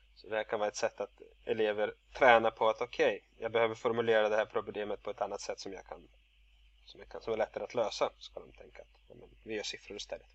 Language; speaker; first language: Swedish; non-native, fluent; Russian